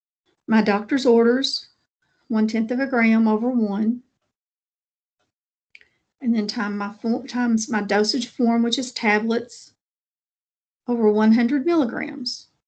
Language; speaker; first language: English; native; English